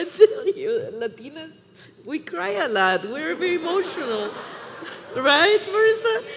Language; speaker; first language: English; non-native, fluent; Spanish